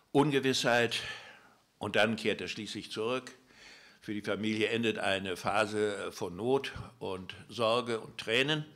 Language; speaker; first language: German; native; German